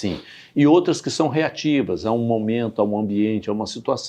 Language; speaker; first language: Portuguese; native; Portuguese